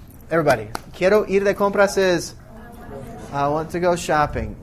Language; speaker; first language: English; native; English